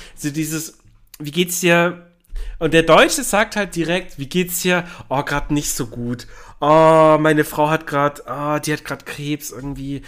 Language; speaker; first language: German; native; German